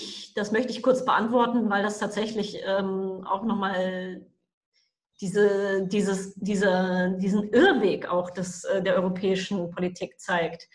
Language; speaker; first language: German; native; German